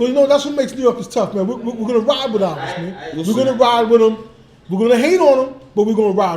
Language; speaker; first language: English; native; English